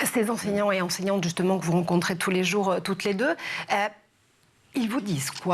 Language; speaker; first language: French; native; French